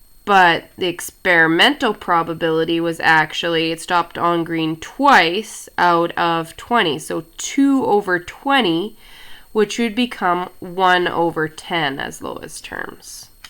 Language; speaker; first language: English; native; English